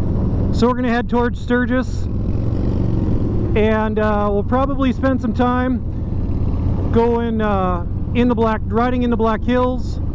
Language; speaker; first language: English; native; English